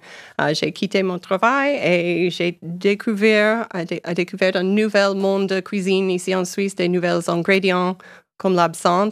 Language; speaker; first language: French; non-native, learner; English